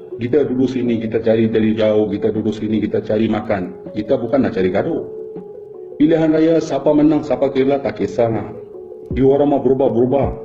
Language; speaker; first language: Malay; non-native, fluent; Bangla